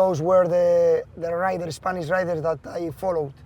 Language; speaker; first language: English; non-native, fluent; Spanish